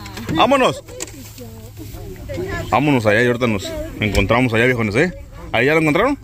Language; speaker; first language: Spanish; native; Spanish